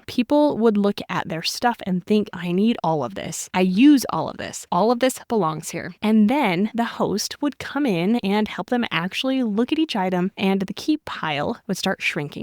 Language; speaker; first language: English; native; English